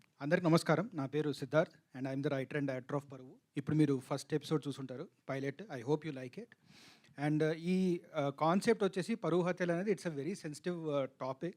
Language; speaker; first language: Telugu; native; Telugu